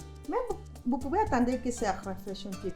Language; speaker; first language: French; non-native, fluent; Spanish